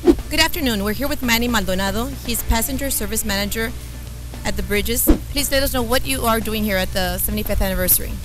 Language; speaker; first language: English; early bilingual, other home language; Spanish